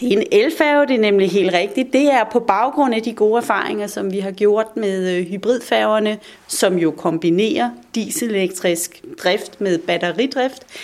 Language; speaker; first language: Danish; native; Danish